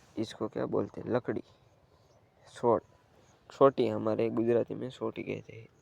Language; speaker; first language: Hindi; non-native, local second language; Gujarati